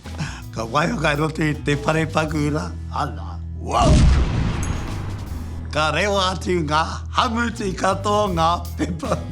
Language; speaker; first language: Māori; native; Māori